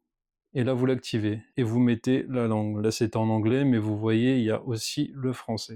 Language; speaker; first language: French; native; French